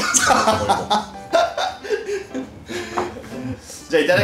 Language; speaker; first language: Japanese; native; Japanese